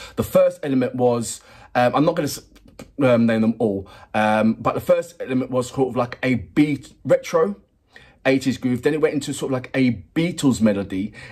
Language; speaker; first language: English; native; English